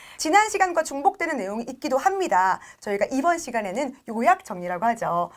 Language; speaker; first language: Korean; native; Korean